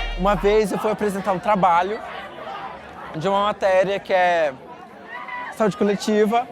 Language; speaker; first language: Portuguese; non-native, local second language; Guarani